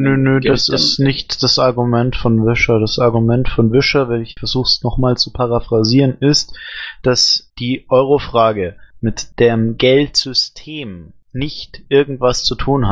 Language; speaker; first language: German; native; German